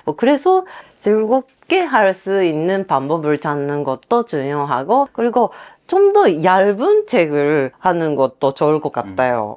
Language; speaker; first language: Korean; non-native, fluent; Japanese